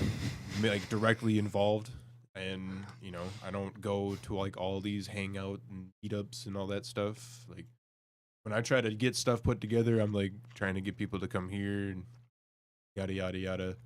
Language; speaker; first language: English; native; English